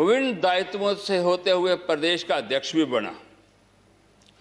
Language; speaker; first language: Hindi; non-native, local second language; Dogri